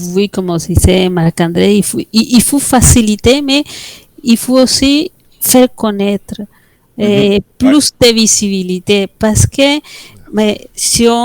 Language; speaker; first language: French; non-native, fluent; Spanish